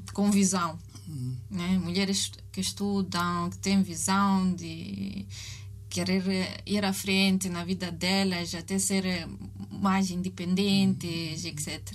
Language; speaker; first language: Portuguese; non-native, fluent; Italian